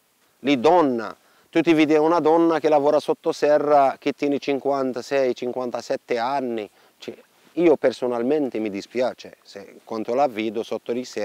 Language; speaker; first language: Italian; non-native, fluent; Arabic